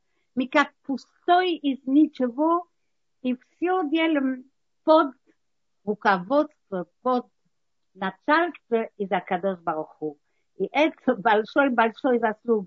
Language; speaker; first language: Russian; early bilingual, heritage; Russian